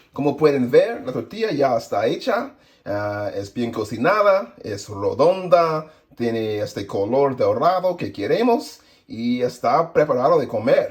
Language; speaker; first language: Spanish; non-native, learner; English